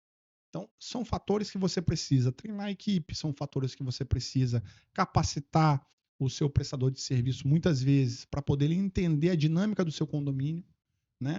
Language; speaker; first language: Portuguese; native; Portuguese